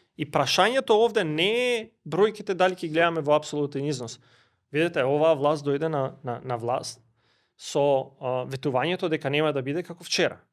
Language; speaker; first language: Macedonian; non-native, local second language; Albanian